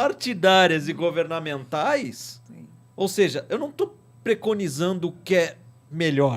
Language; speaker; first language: Portuguese; native; Portuguese